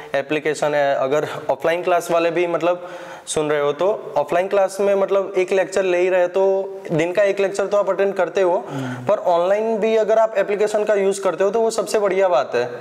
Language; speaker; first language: Hindi; non-native, local second language; Gujarati